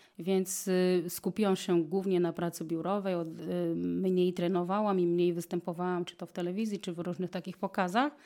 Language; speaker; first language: Polish; non-native, fluent; Portuguese